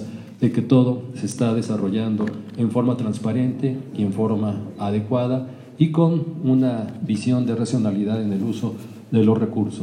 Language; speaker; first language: Spanish; native; Spanish